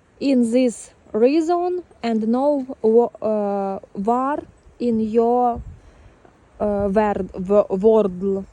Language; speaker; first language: English; non-native, learner; Ukrainian